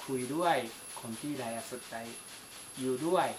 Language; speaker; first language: Thai; non-native, learner; Japanese